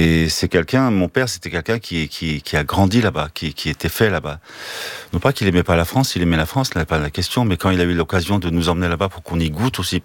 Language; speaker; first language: French; early bilingual, other home language; Armenian